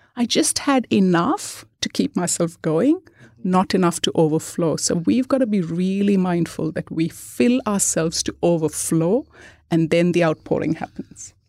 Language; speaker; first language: English; non-native, local second language; Malayalam